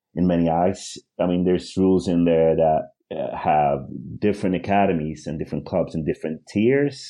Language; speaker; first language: English; early bilingual, other home language; Swedish